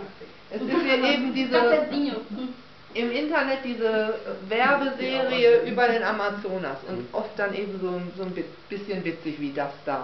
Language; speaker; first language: German; native; German